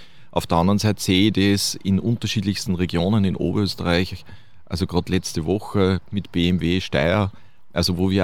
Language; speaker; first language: German; native; German